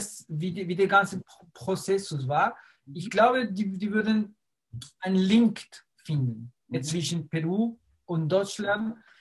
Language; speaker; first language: German; non-native, fluent; Spanish